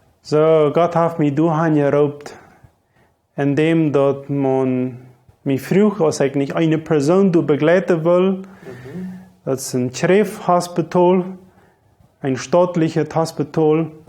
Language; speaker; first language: German; non-native, local second language; Low German